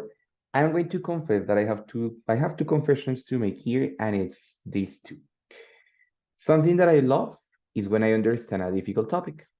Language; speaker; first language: English; non-native, fluent; Spanish